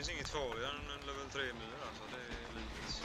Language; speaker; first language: Swedish; native; Swedish